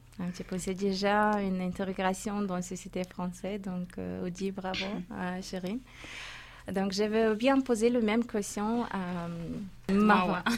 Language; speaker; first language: French; non-native, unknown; Persian